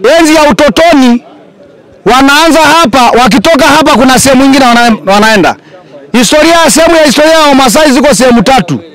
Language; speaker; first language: Swahili; non-native, local second language; Masai